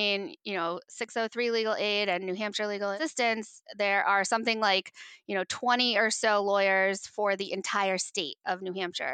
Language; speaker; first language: English; native; English